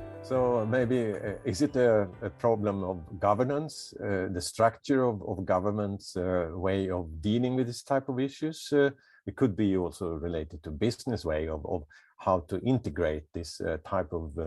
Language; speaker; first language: English; non-native, fluent; Swedish